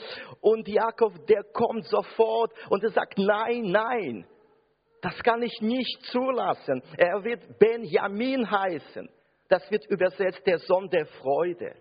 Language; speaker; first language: German; non-native, fluent; Russian